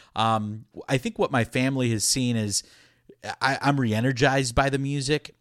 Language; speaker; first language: English; early bilingual, other home language; Spanish